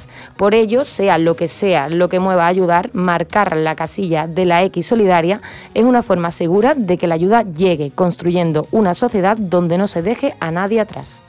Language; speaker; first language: Spanish; native; Spanish